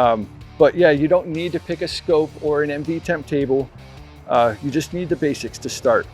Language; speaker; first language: English; native; English